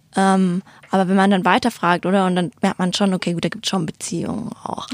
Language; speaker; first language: German; native; German